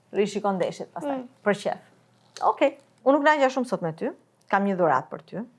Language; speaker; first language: Albanian; native; Albanian